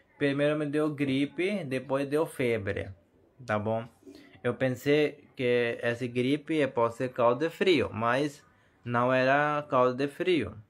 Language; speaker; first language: Portuguese; non-native, learner; Hindi